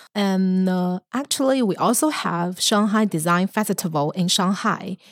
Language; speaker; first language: English; non-native, fluent; Chinese